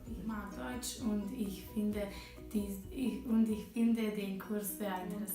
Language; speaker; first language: German; non-native, learner; Bosnian